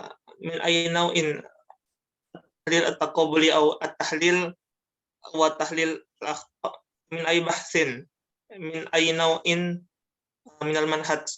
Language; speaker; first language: Arabic; non-native, learner; Indonesian